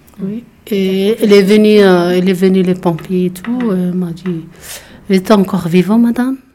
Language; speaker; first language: French; non-native, local second language; Arabic